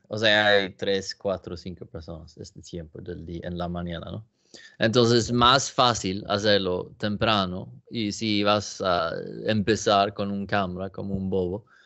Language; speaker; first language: Spanish; non-native, learner; Swedish